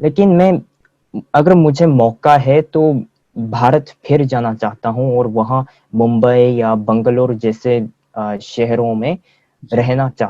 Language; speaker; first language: Hindi; non-native, fluent; Korean